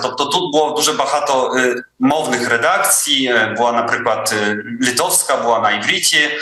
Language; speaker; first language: Ukrainian; non-native, fluent; Polish